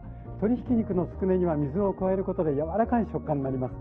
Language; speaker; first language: Japanese; native; Japanese